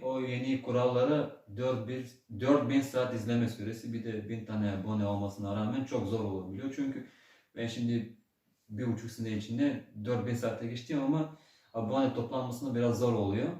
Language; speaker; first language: Turkish; early bilingual, heritage; Turkish